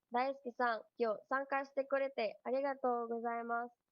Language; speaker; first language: Japanese; non-native, learner; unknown